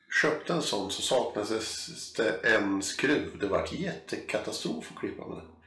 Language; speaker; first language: Swedish; native; Swedish